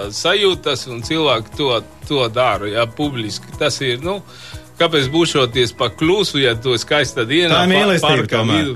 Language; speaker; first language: Latvian; non-native, fluent; Spanish